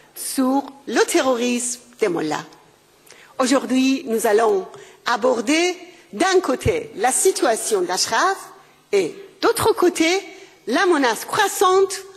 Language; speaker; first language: French; non-native, fluent; Persian